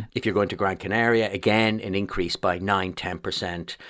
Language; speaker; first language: English; native; English